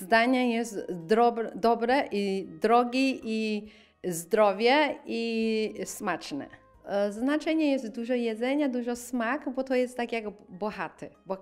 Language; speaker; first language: Polish; non-native, learner; Chinese